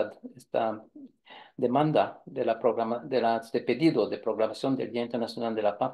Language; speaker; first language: Spanish; non-native, fluent; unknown